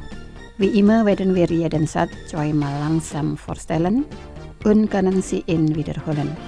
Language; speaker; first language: German; non-native, fluent; Indonesian